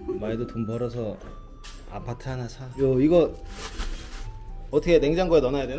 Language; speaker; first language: Korean; native; Korean